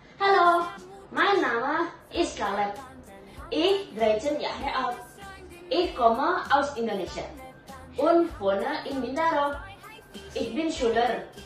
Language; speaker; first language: German; non-native, learner; Indonesian